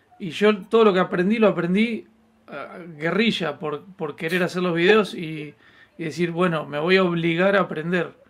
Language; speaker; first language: Spanish; native; Spanish